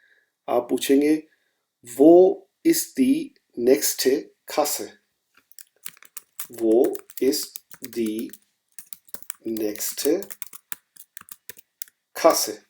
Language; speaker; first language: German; non-native, fluent; Urdu